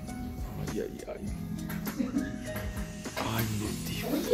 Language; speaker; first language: Portuguese; native; Portuguese